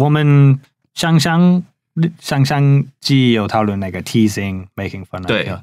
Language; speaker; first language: Chinese; non-native, fluent; English